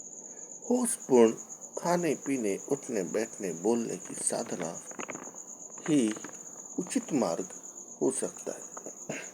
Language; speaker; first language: Hindi; native; Hindi